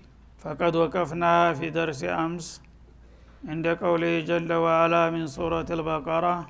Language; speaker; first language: Arabic; non-native, fluent; Amharic